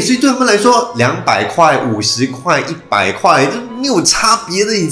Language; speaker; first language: Chinese; native; Chinese